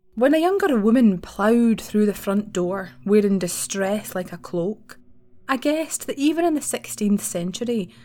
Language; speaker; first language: English; native; English